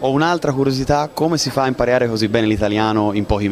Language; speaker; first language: Italian; native; Italian